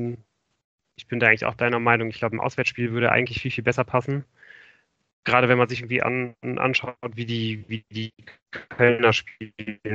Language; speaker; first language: German; native; German